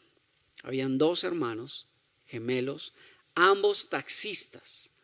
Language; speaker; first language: Spanish; native; Spanish